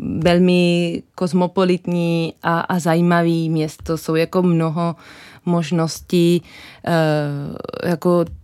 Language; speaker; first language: Czech; non-native, fluent; Spanish